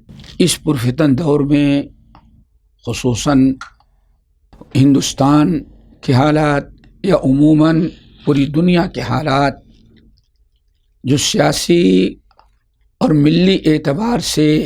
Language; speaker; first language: Urdu; native; Urdu